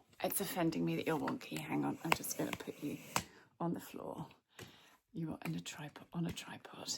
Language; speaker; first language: English; native; English